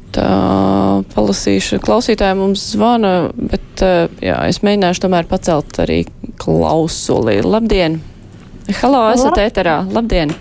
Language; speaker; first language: Latvian; native; Latvian